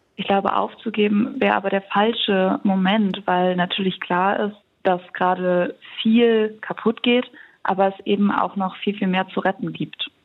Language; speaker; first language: German; native; German